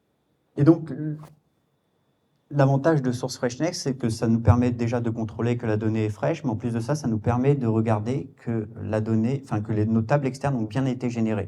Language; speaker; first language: French; native; French